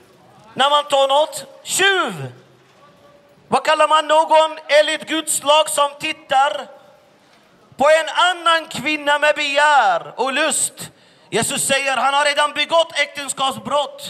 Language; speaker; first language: Swedish; non-native, fluent; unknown